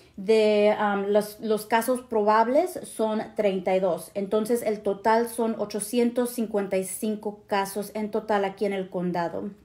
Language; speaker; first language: Spanish; early bilingual, heritage; Spanish